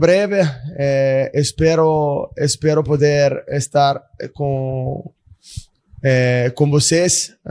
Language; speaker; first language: Portuguese; non-native, fluent; Italian